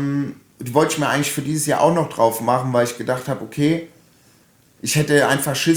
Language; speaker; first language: German; native; German